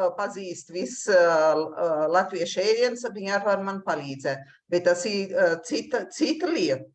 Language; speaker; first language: Latvian; early bilingual, heritage; Latvian